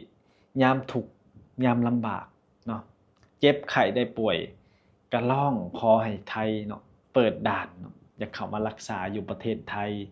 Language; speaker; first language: Thai; non-native, local second language; Lao